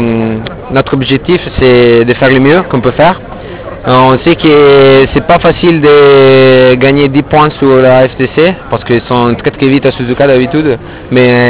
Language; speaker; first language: French; non-native, fluent; Italian